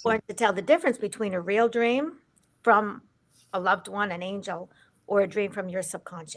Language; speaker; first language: English; native; English